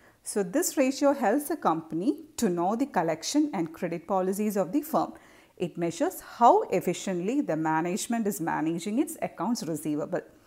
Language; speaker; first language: English; non-native, local second language; Malayalam